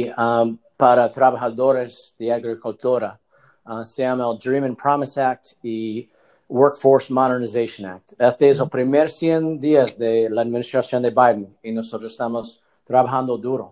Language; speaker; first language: Spanish; non-native, learner; English